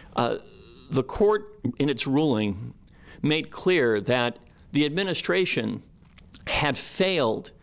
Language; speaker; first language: English; native; English